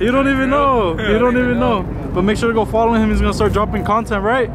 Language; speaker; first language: English; early bilingual, other home language; Spanish